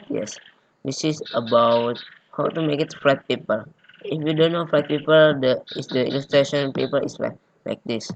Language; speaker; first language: English; non-native, learner; Indonesian